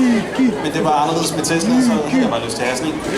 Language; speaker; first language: Danish; native; Danish